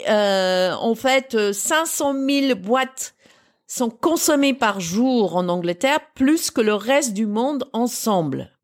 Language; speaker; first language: French; non-native, fluent; English